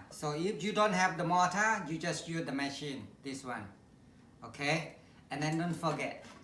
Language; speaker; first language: English; non-native, learner; Thai